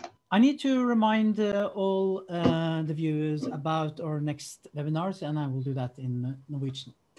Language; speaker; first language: English; non-native, fluent; Norwegian